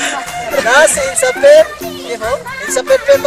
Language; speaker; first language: French; non-native, learner; Nepali